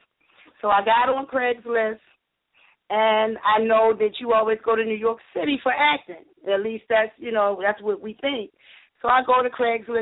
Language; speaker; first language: English; native; English